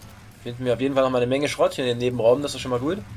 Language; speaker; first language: German; native; German